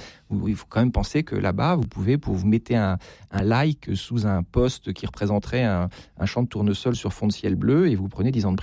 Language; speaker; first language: French; native; French